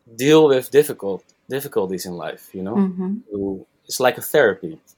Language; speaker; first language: English; non-native, fluent; Dutch